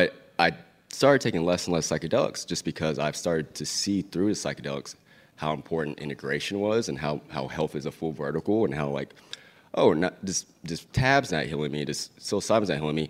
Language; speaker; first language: English; native; English